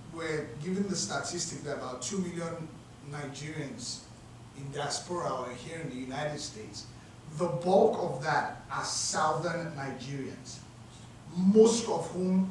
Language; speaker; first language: English; non-native, local second language; Yoruba